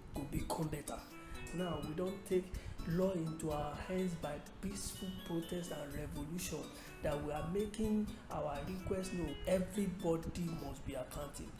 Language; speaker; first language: Nigerian Pidgin; native; Nigerian Pidgin